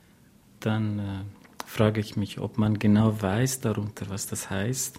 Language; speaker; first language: German; non-native, fluent; Kurdish